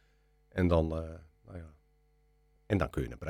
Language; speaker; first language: Dutch; native; Dutch